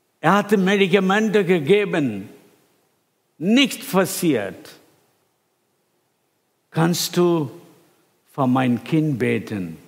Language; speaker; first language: German; non-native, fluent; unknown